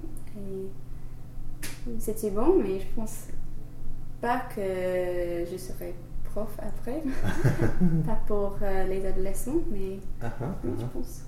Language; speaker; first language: French; non-native, learner; English